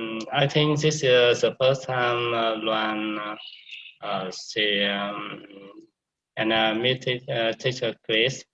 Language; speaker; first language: English; non-native, learner; Vietnamese